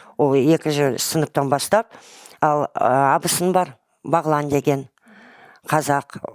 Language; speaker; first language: Kazakh; non-native, local second language; Russian